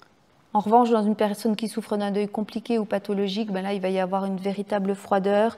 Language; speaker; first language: French; native; French